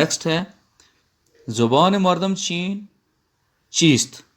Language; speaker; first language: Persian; non-native, fluent; Urdu